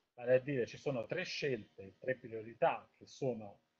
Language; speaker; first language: Italian; native; Italian